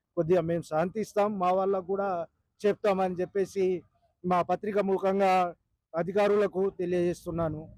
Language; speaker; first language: Telugu; non-native, local second language; Lambadi